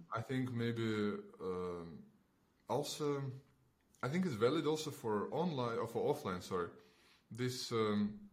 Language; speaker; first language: English; non-native, fluent; Belarusian